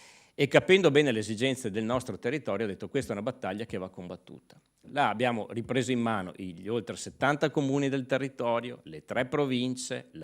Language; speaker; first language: Italian; native; Italian